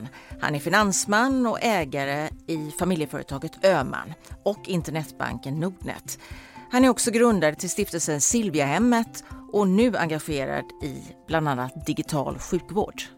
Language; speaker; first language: Swedish; native; Swedish